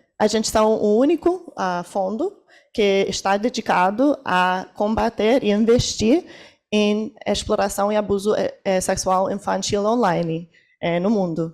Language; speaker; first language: Portuguese; non-native, fluent; English